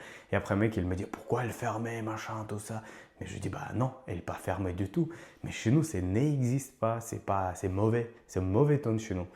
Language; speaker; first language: French; non-native, learner; Ukrainian